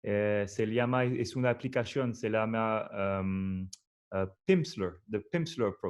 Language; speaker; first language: Spanish; non-native, learner; French